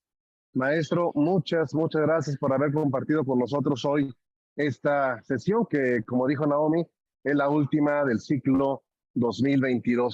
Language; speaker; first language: Spanish; native; Spanish